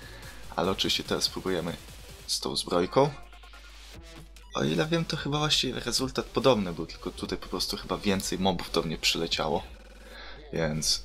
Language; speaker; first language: Polish; native; Polish